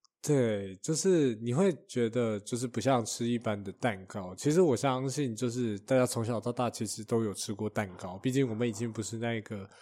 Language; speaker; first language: Chinese; native; Chinese